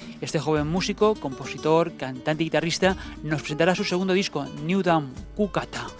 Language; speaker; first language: Spanish; native; Spanish